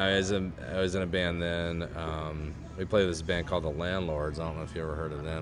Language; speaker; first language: English; native; English